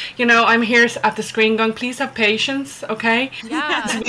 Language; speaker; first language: English; native; English